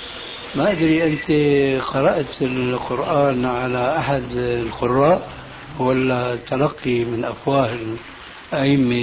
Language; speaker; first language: Arabic; native; Arabic